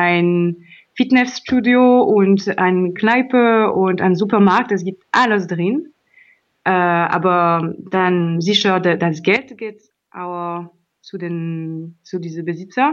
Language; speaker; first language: German; non-native, learner; French